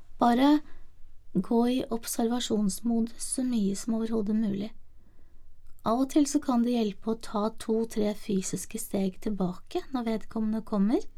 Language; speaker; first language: Norwegian; native; Norwegian